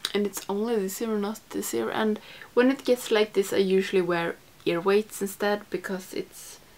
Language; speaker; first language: English; non-native, fluent; Swedish